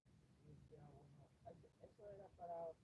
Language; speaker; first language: Spanish; non-native, fluent; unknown